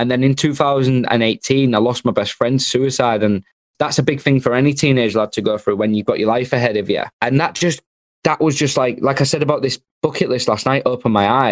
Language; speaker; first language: English; native; English